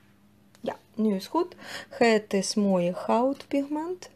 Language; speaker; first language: Dutch; non-native, fluent; Russian